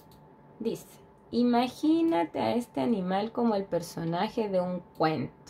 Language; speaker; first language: Spanish; native; Spanish